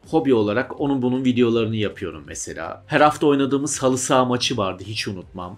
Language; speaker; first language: Turkish; early bilingual, heritage; Turkish